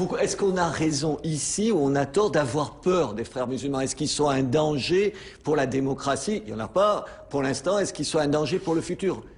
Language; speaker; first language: French; native; French